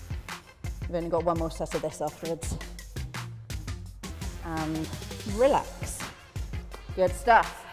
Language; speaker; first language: English; native; English